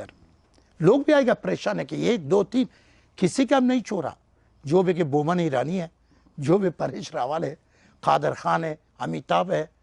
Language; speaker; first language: Hindi; non-native, learner; Persian